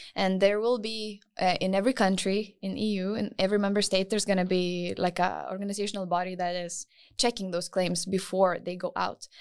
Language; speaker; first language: English; non-native, fluent; Lithuanian